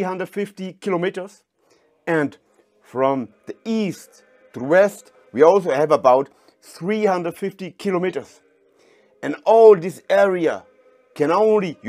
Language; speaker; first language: English; non-native, fluent; German